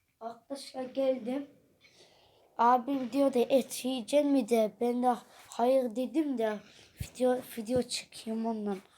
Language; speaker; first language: Turkish; early bilingual, heritage; Dutch